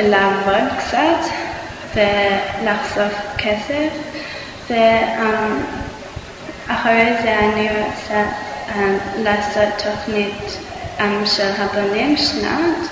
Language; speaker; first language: Hebrew; non-native, learner; English